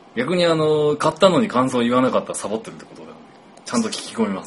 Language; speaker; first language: Japanese; native; Japanese